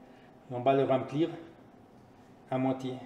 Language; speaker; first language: French; non-native, fluent; Spanish